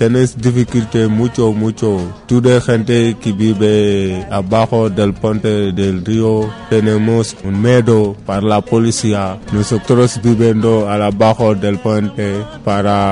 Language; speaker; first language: Spanish; non-native, learner; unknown